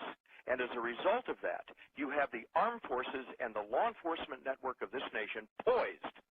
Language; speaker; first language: English; native; English